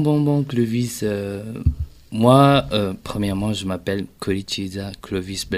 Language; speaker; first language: French; non-native, local second language; Rundi